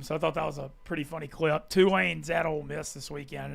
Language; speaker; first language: English; native; English